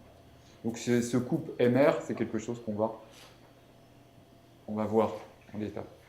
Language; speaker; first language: French; native; French